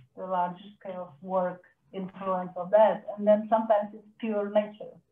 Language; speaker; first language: English; non-native, fluent; Czech